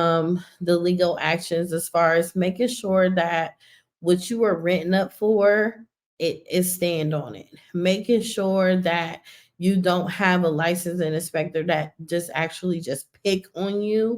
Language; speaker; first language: English; native; English